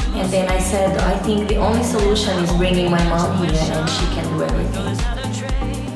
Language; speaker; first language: English; non-native, fluent; Portuguese